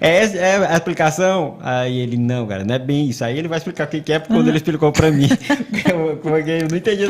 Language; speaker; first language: Portuguese; native; Portuguese